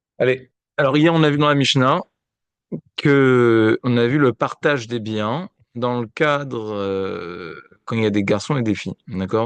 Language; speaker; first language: French; native; French